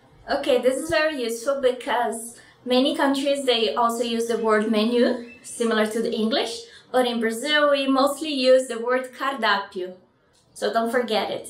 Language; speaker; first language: English; non-native, fluent; Portuguese